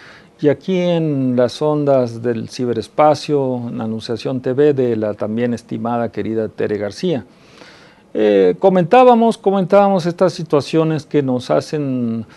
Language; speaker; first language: Spanish; native; Spanish